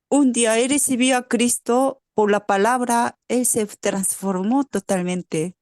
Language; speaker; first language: Spanish; non-native, fluent; Korean